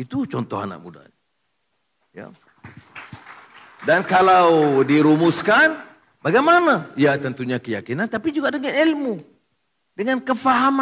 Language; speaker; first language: Malay; native; Malay